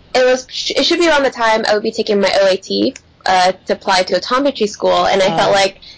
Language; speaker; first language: English; native; English